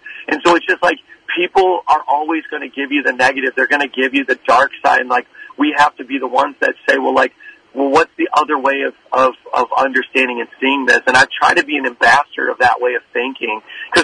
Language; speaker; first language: English; native; English